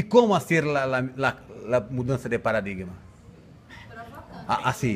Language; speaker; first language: Spanish; non-native, learner; Portuguese